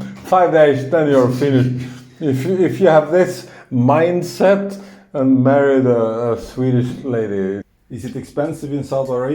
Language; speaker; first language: English; non-native, fluent; Swedish